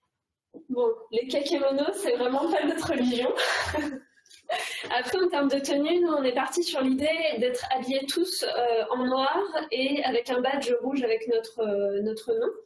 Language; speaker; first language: French; native; French